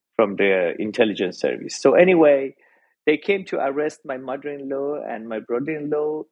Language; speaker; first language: English; non-native, fluent; Persian